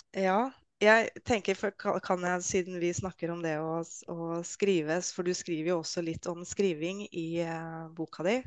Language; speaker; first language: Norwegian; native; Norwegian